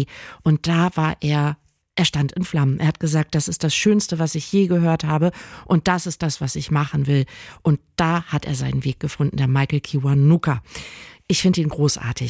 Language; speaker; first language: German; native; German